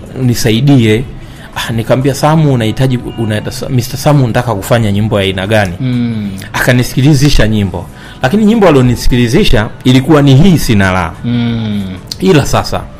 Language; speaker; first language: Swahili; native; Swahili